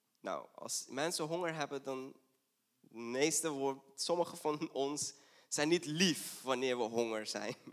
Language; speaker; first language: Dutch; non-native, fluent; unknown